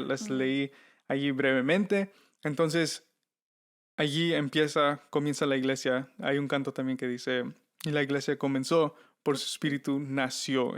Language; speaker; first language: Spanish; early bilingual, heritage; Spanish